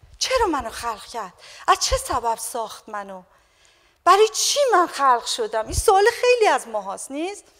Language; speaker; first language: Persian; native; Persian